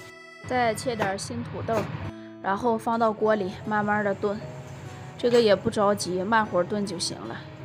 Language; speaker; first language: Chinese; native; Chinese